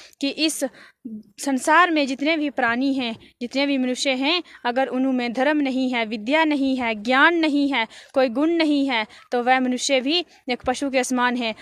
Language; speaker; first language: Hindi; non-native, local second language; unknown